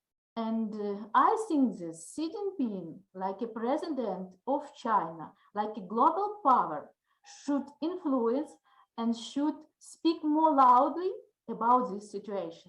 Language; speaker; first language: English; non-native, learner; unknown